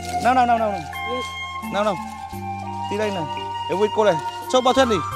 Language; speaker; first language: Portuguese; non-native, learner; Vietnamese